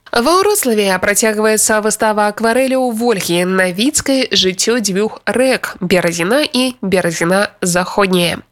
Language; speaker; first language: Belarusian; native; Belarusian